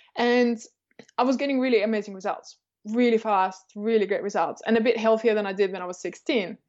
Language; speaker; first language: English; early bilingual, other home language; Russian